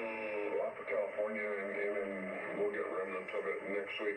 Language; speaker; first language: English; native; English